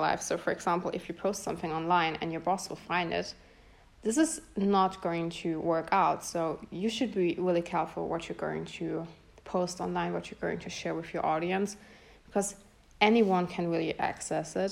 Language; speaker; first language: English; non-native, fluent; German